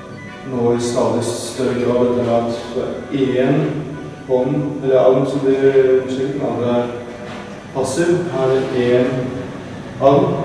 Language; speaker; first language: Norwegian; native; Norwegian